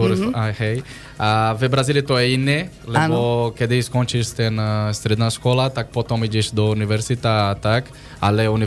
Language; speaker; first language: Slovak; non-native, learner; Portuguese